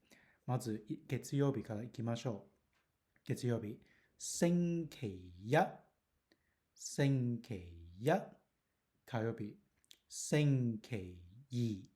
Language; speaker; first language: Japanese; non-native, learner; Cantonese